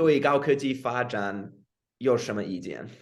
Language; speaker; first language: Chinese; non-native, fluent; English